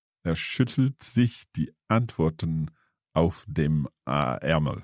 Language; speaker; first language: German; non-native, learner; English